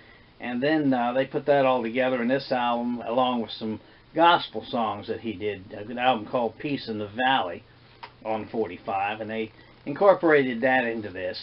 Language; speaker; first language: English; native; English